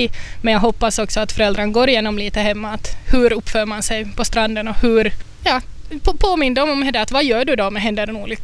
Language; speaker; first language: Swedish; native; Swedish